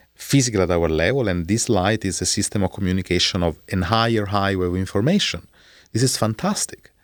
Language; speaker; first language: English; non-native, fluent; Italian